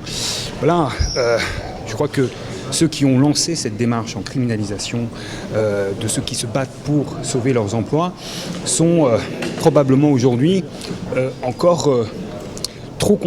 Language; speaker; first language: French; native; French